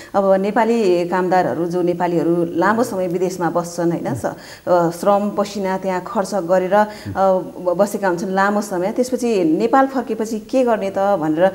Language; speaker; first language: Nepali; native; Nepali